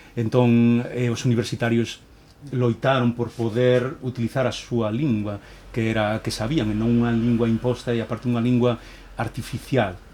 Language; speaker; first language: Galician; native; Galician